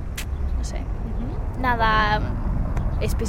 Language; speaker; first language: Spanish; non-native, fluent; English